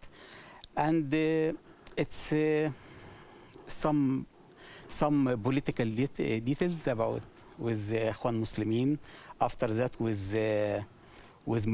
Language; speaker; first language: English; non-native, learner; Arabic